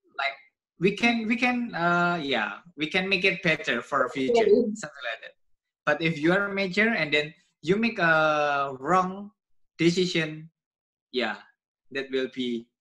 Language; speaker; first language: English; non-native, learner; Indonesian